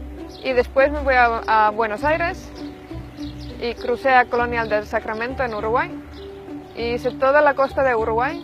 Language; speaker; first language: Spanish; non-native, fluent; Finnish